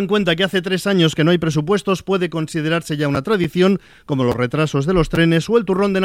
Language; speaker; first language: Spanish; native; Spanish